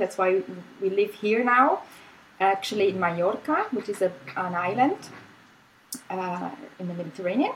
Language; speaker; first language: English; non-native, fluent; German